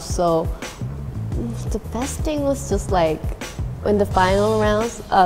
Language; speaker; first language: English; non-native, fluent; Thai